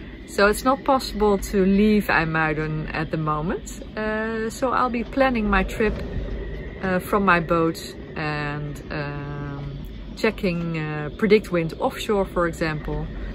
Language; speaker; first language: English; non-native, fluent; Dutch